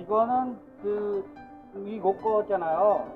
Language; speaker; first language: Korean; non-native, learner; Khmer